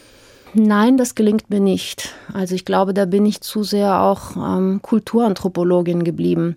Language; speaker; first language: German; early bilingual, heritage; German